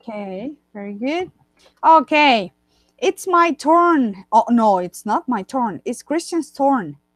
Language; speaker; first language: English; non-native, fluent; Spanish